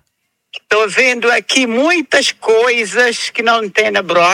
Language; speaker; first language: Portuguese; non-native, local second language; Kabuverdianu